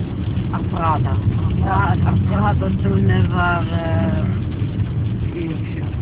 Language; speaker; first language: Latvian; non-native, learner; Dutch